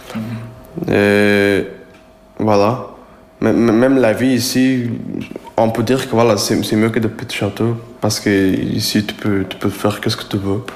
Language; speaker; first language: French; non-native, learner; Persian